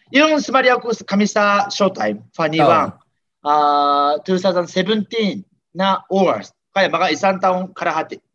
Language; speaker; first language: Filipino; non-native, learner; Japanese